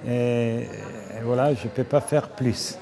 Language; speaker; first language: French; non-native, fluent; Serbian